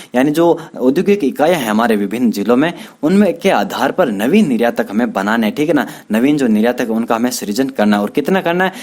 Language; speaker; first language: Hindi; native; Hindi